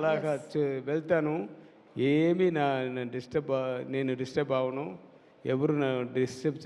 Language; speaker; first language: Telugu; non-native, learner; Tamil